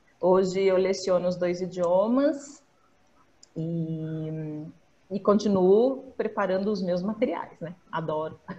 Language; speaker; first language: Portuguese; native; Portuguese